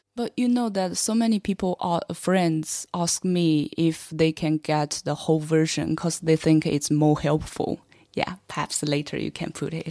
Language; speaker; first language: English; non-native, fluent; Chinese